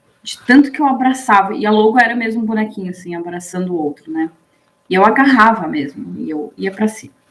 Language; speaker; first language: Portuguese; native; Portuguese